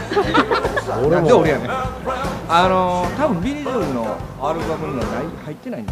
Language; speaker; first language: Japanese; native; Japanese